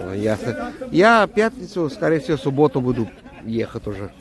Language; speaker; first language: Russian; non-native, fluent; Urdu